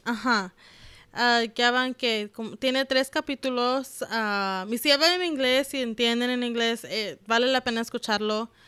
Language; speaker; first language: Spanish; early bilingual, heritage; Spanish